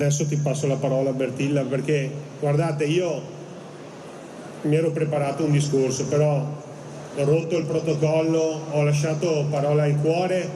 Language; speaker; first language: Italian; native; Italian